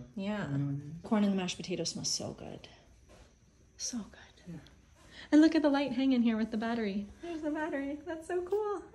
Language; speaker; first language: English; native; English